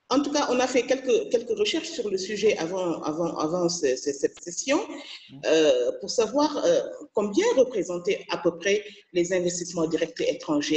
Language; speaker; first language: French; non-native, local second language; Wolof